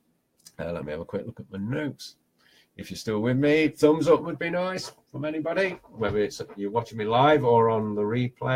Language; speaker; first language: English; native; English